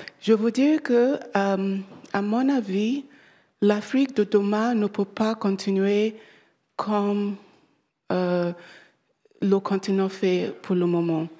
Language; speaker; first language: French; non-native, learner; English